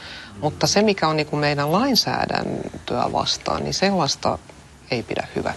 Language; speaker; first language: Finnish; non-native, local second language; Swedish